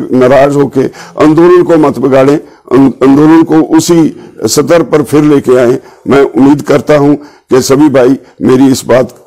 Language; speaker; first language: Hindi; non-native, local second language; Punjabi